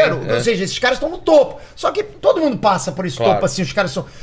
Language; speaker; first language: Portuguese; native; Portuguese